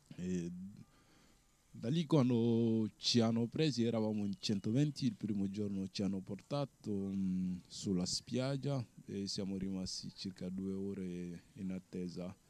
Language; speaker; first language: Italian; non-native, fluent; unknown